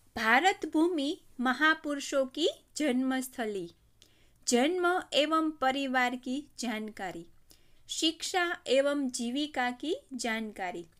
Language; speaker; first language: Hindi; non-native, local second language; Gujarati